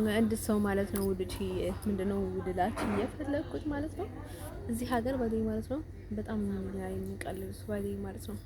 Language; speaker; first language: Amharic; native; Amharic